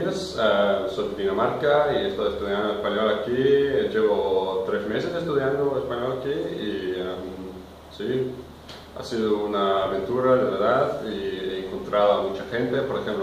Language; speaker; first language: Spanish; non-native, fluent; Danish